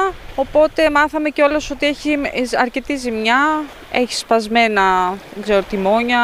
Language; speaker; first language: Greek; native; Greek